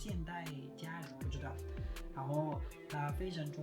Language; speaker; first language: Chinese; non-native, fluent; Spanish